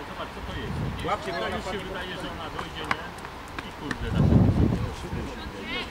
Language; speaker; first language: Polish; native; Polish